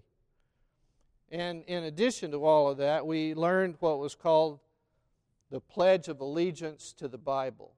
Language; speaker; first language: English; native; English